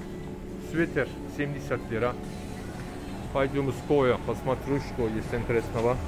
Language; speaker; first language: Russian; non-native, learner; Turkish